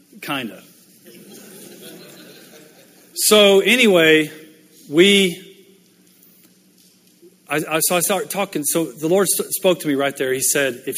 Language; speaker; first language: English; native; English